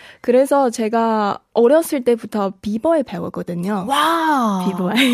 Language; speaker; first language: Korean; non-native, fluent; Chinese